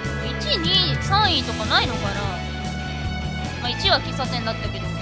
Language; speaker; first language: Japanese; native; Japanese